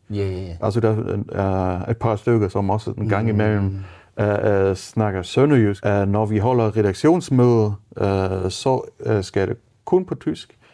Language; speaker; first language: Danish; non-native, fluent; German